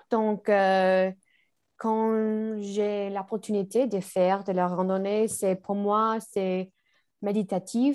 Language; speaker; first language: French; non-native, learner; English